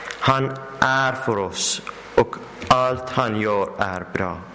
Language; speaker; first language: Swedish; non-native, learner; Persian